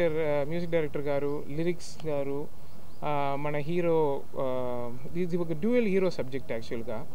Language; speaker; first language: Telugu; non-native, learner; Tamil